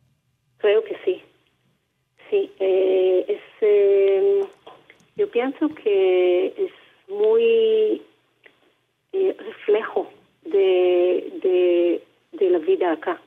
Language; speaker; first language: Spanish; non-native, learner; Hebrew